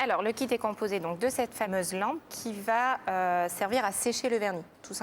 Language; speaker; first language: French; native; French